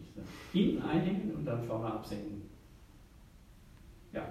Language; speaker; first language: German; native; German